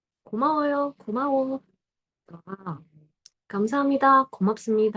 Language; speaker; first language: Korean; non-native, fluent; Indonesian